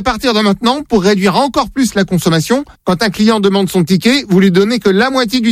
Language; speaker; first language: French; native; French